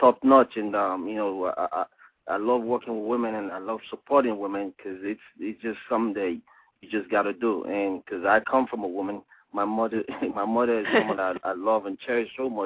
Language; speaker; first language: English; non-native, local second language; Igbo